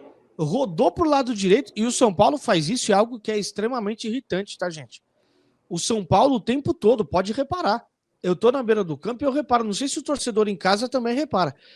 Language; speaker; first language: Portuguese; native; Portuguese